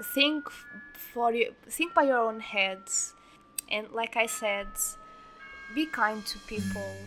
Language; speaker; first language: English; non-native, fluent; Portuguese